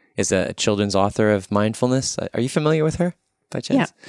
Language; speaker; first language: English; native; English